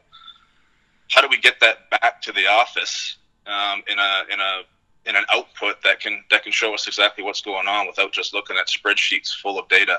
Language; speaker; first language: English; native; English